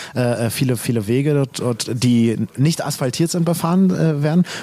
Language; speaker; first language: German; native; German